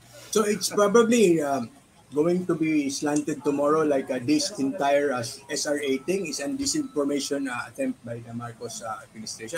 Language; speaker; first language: English; non-native, local second language; Filipino